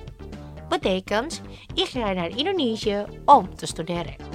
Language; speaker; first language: Dutch; non-native, fluent; Indonesian